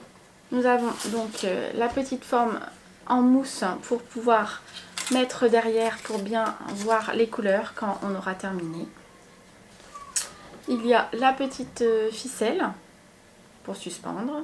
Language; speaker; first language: French; native; French